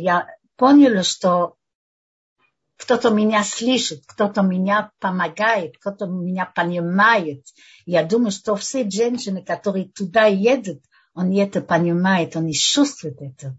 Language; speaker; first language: Russian; early bilingual, heritage; Russian